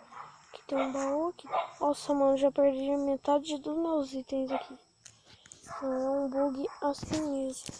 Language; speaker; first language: Portuguese; native; Portuguese